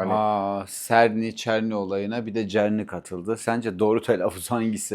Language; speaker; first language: Turkish; native; Turkish